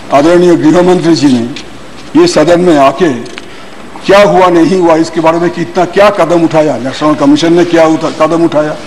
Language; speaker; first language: Hindi; non-native, local second language; Bangla